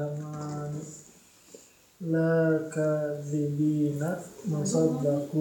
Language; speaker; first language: Arabic; non-native, learner; Indonesian